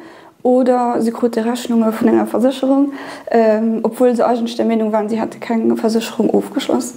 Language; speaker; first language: German; non-native, local second language; Luxembourgish